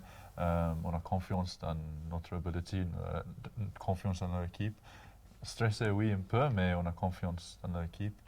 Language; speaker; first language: French; non-native, learner; English